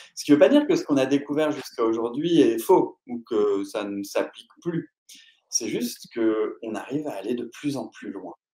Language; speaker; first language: French; native; French